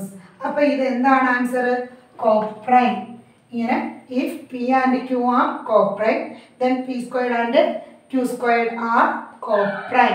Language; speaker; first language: Malayalam; native; Malayalam